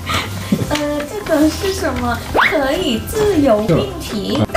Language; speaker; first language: Chinese; non-native, fluent; Thai